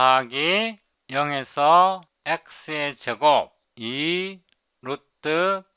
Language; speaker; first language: Korean; native; Korean